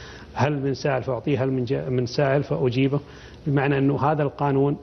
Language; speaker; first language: Arabic; native; Arabic